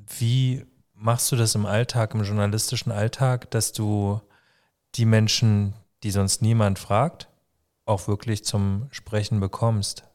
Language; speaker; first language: German; native; German